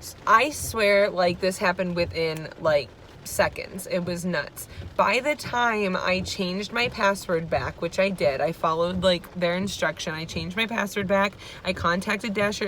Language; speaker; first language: English; native; English